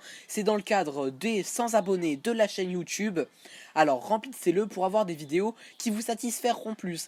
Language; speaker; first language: French; native; French